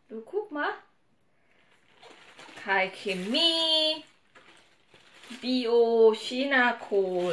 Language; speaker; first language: German; non-native, learner; Thai